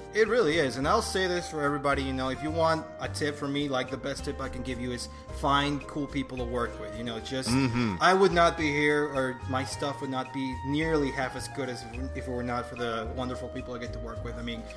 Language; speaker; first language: English; non-native, fluent; Spanish